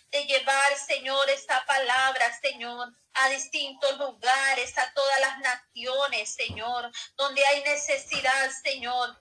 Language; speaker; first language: Spanish; native; Spanish